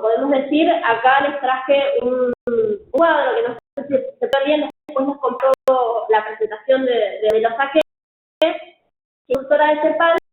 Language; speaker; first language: Spanish; native; Spanish